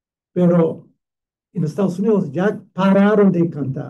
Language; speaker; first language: Spanish; non-native, fluent; English